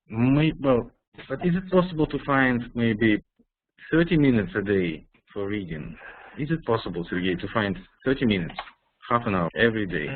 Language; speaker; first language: English; non-native, fluent; Russian